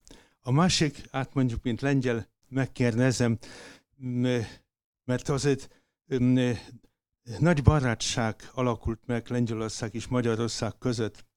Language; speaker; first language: Hungarian; non-native, fluent; Polish